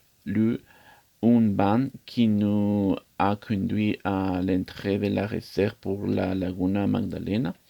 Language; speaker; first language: French; non-native, learner; Spanish